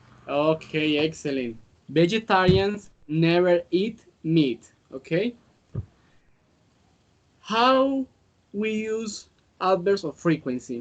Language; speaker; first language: English; non-native, learner; Spanish